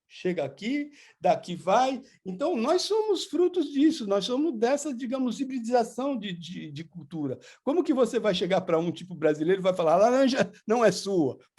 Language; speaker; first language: Portuguese; native; Portuguese